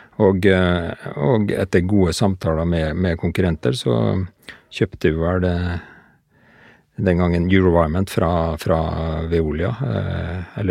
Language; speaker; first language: Norwegian; native; Norwegian